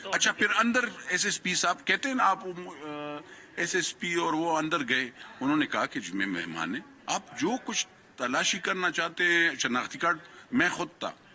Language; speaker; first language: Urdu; non-native, local second language; Pashto